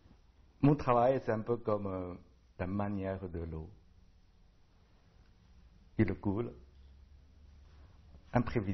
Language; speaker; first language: French; non-native, learner; Chinese